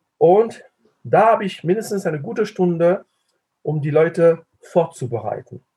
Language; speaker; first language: German; non-native, fluent; French